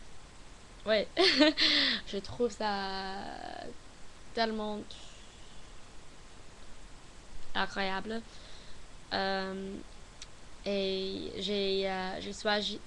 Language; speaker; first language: French; non-native, learner; English